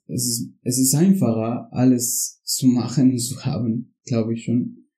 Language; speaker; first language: German; non-native, learner; Spanish